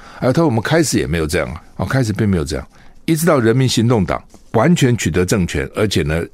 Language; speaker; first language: Chinese; native; Chinese